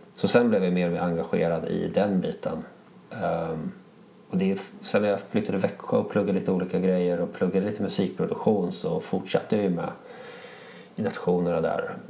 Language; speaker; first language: Swedish; native; Swedish